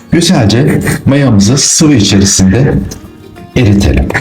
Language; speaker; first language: Turkish; native; Turkish